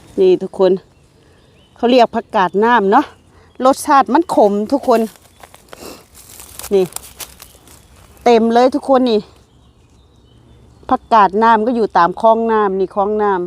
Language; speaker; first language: Thai; non-native, local second language; Lao